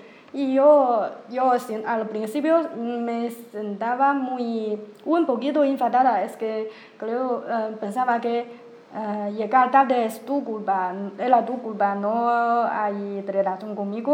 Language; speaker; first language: Spanish; non-native, learner; Chinese